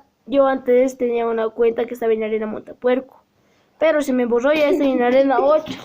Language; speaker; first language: Spanish; native; Spanish